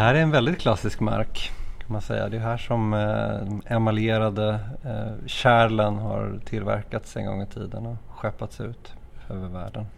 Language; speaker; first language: Swedish; native; Swedish